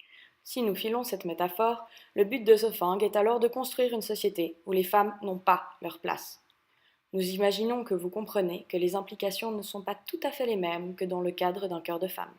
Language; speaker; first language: French; native; French